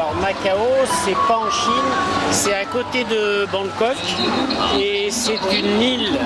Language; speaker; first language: French; native; French